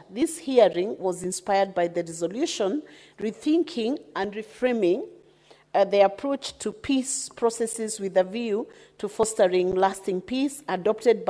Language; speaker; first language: English; non-native, local second language; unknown